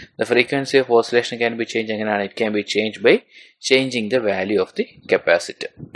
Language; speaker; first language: English; non-native, local second language; Malayalam